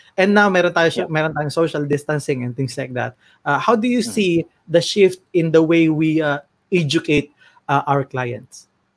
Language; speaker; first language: English; non-native, local second language; Filipino